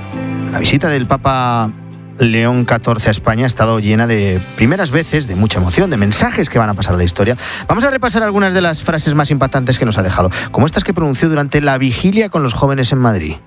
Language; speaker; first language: Spanish; native; Spanish